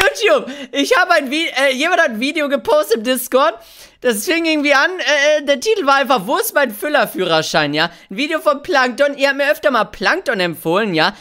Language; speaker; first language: German; early bilingual, other home language; Hungarian